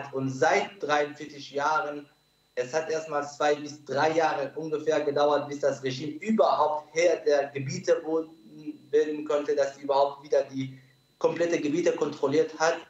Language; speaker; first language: German; non-native, fluent; Kurdish